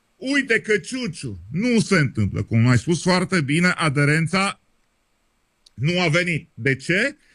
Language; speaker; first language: Romanian; native; Romanian